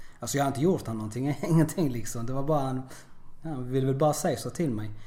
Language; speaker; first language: Swedish; early bilingual, other home language; Spanish